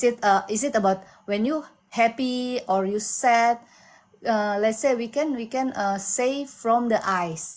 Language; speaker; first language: English; non-native, learner; Indonesian